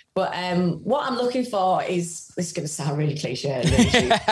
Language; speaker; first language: English; native; English